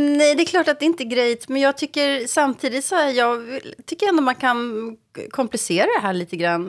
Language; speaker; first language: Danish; non-native, learner; Swedish